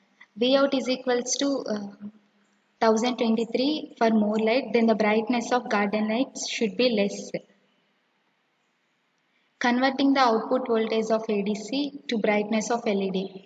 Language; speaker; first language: English; non-native, local second language; Telugu